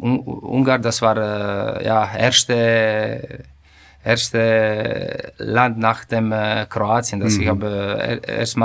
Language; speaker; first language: German; non-native, fluent; Croatian